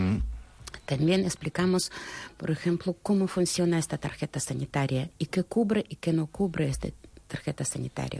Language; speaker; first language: Spanish; non-native, fluent; Russian